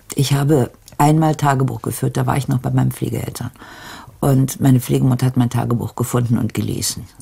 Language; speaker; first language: German; native; German